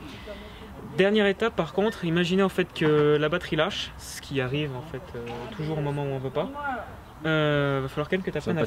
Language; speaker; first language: French; native; French